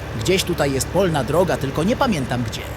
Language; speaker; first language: Polish; native; Polish